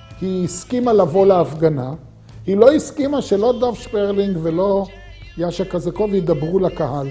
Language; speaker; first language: Hebrew; native; Hebrew